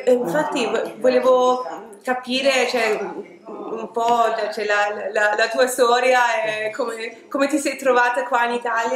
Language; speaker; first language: Italian; non-native, fluent; English